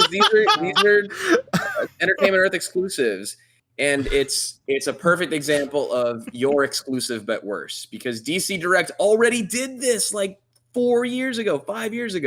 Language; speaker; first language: English; native; English